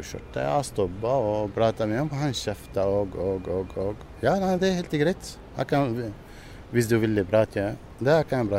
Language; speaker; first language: Norwegian; non-native, learner; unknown